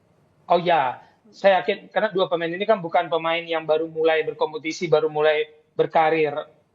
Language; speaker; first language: Indonesian; native; Indonesian